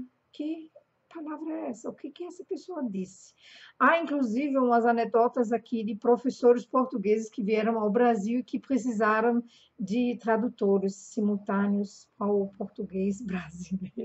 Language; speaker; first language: Portuguese; non-native, fluent; German